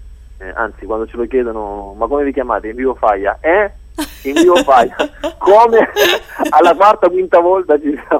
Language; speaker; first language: Italian; native; Italian